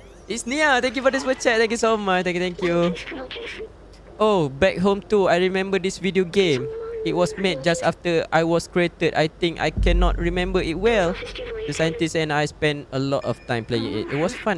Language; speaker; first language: English; non-native, local second language; Malay